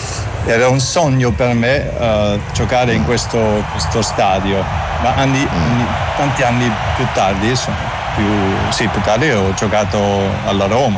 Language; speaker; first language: Italian; non-native, fluent; German